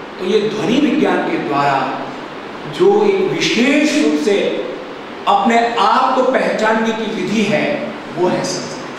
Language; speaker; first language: Hindi; non-native, local second language; Gujarati